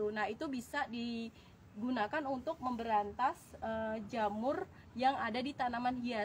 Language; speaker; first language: Indonesian; native; Indonesian